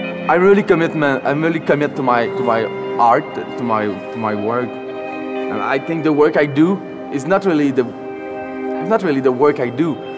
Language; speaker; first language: English; non-native, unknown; French